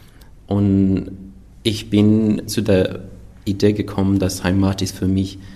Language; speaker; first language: German; non-native, fluent; Persian